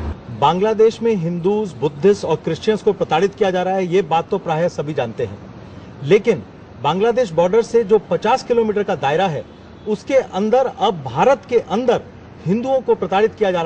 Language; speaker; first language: Hindi; native; Hindi